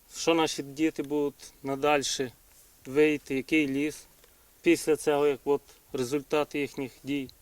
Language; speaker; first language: Ukrainian; native; Ukrainian